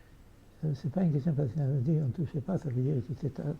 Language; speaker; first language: French; non-native, fluent; Yiddish